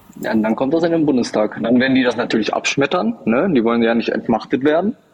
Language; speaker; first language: German; native; German